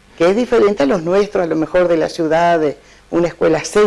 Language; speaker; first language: Spanish; native; Spanish